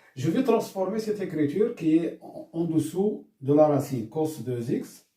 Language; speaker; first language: French; non-native, local second language; Arabic